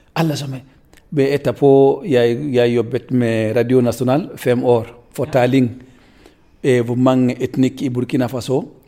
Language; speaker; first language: Norwegian; non-native, learner; Fula